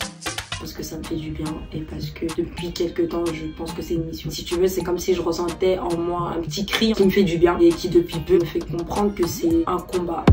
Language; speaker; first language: French; native; French